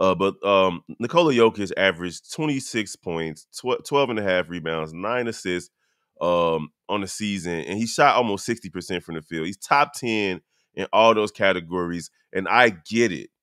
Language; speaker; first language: English; native; English